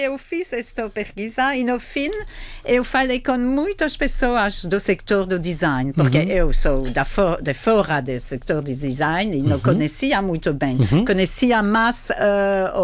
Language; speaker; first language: Portuguese; non-native, fluent; French